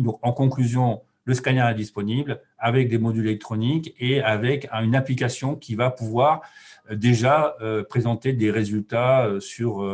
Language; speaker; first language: French; native; French